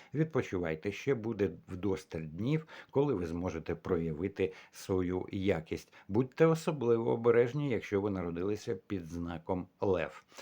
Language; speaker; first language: Ukrainian; non-native, local second language; Russian